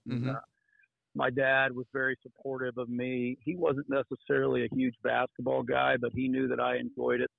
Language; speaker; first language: English; native; English